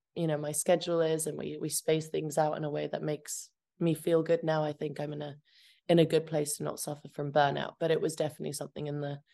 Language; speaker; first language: English; early bilingual, other home language; Albanian